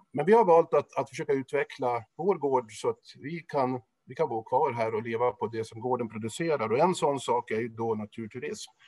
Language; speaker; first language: Swedish; native; Swedish